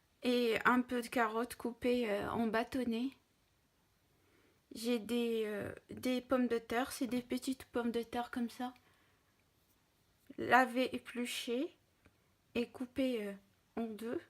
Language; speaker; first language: French; non-native, local second language; Arabic